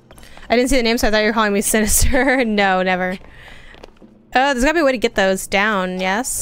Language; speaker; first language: English; native; English